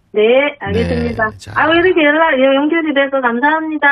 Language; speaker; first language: Korean; native; Korean